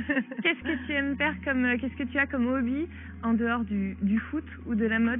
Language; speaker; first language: French; native; French